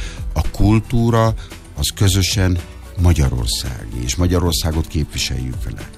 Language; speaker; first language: Hungarian; native; Hungarian